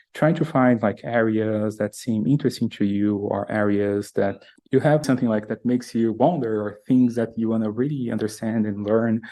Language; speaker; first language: English; non-native, fluent; Portuguese